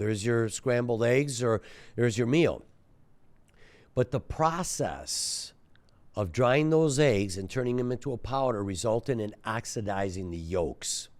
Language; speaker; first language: English; native; English